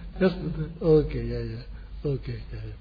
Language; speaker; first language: Russian; non-native, learner; Tibetan